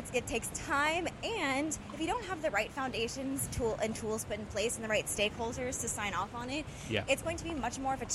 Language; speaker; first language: English; native; English